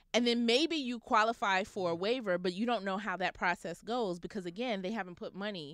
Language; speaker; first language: English; native; English